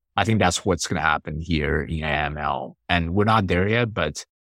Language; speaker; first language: English; non-native, fluent; Chinese